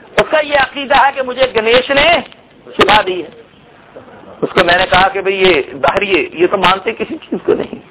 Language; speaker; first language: Urdu; non-native, local second language; Punjabi